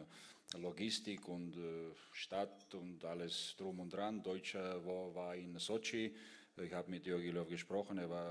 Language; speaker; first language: German; non-native, fluent; Russian